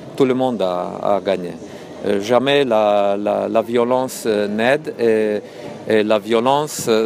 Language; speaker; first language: French; non-native, fluent; Romanian